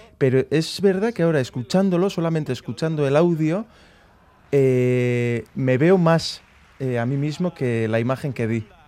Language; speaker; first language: Spanish; non-native, local second language; Basque